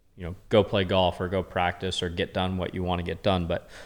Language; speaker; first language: English; native; English